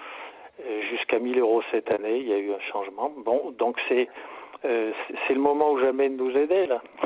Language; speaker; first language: French; native; French